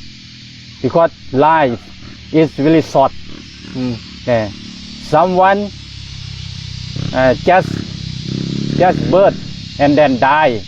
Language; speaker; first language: English; non-native, learner; Thai